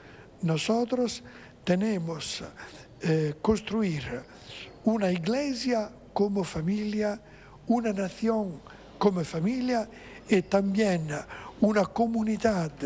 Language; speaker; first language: Spanish; non-native, fluent; Italian